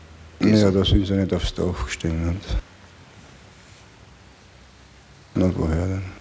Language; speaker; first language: German; native; German